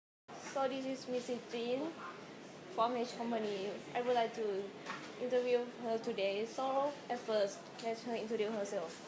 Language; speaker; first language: English; non-native, fluent; Thai